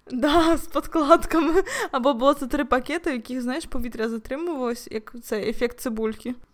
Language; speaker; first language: Ukrainian; native; Ukrainian